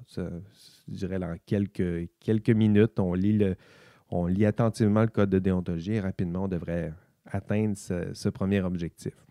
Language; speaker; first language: French; native; French